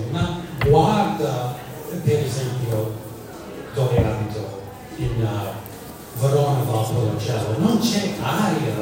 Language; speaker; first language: Italian; non-native, fluent; English